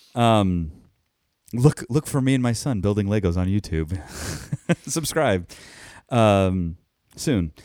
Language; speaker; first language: English; native; English